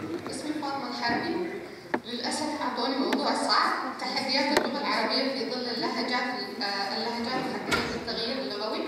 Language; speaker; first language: Arabic; native; Arabic